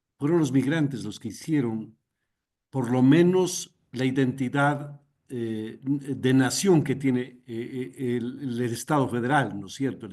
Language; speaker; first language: Spanish; native; Spanish